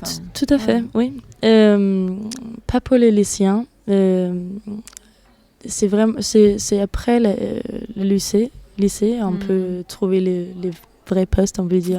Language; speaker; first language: French; non-native, fluent; Danish